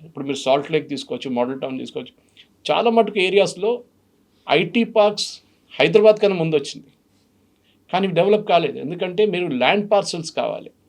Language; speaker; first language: Telugu; non-native, fluent; Malayalam